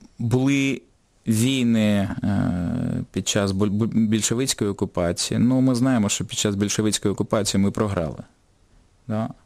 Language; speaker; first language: Ukrainian; non-native, local second language; Russian